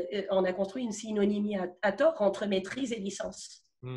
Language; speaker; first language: French; non-native, local second language; Arabic